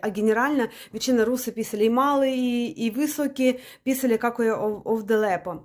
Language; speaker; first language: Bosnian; non-native, learner; Russian